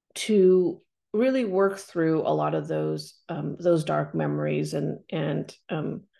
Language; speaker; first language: English; native; English